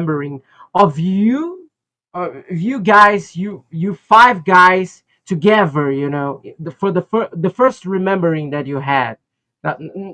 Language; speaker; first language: English; non-native, fluent; Portuguese